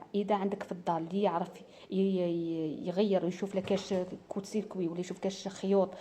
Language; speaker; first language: Arabic; native; Arabic